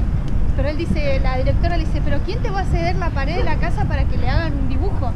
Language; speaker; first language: Spanish; native; Spanish